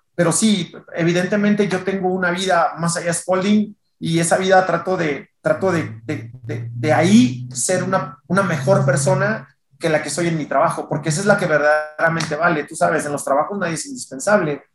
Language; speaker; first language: Spanish; native; Spanish